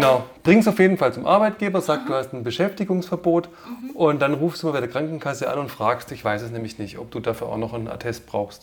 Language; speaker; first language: German; native; German